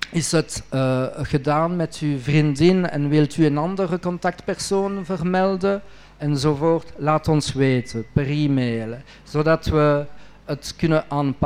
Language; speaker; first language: Dutch; non-native, local second language; French